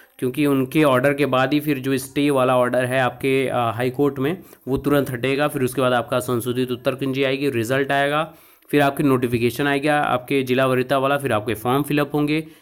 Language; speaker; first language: Hindi; native; Hindi